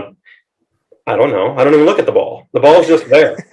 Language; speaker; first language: English; native; English